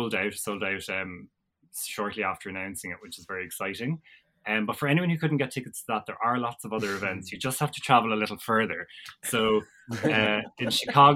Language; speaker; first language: English; native; English